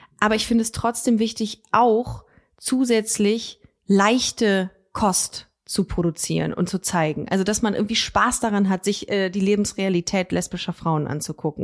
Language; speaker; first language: German; native; German